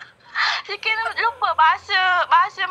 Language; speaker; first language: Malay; non-native, learner; Vietnamese